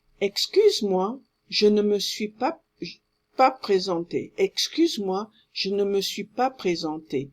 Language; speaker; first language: French; non-native, fluent; English